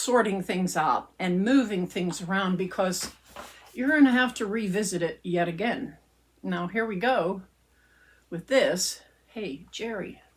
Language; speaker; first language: English; native; English